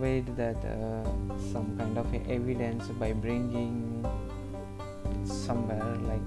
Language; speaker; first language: English; non-native, local second language; Tamil